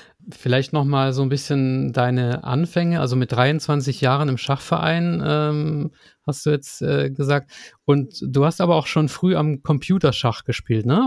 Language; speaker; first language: German; native; German